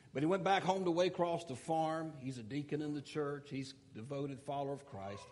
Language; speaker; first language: English; native; English